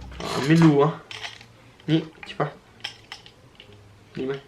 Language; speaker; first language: Thai; non-native, learner; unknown